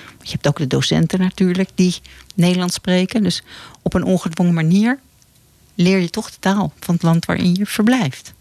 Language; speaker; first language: Dutch; native; Dutch